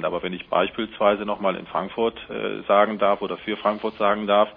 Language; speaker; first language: German; native; German